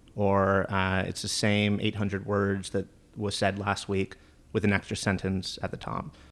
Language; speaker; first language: English; native; English